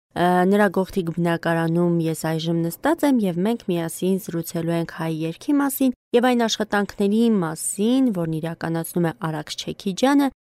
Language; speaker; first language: Armenian; native; Armenian